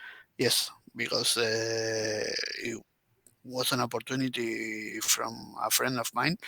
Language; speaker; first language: English; non-native, learner; Spanish